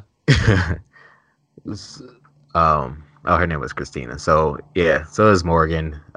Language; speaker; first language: English; native; English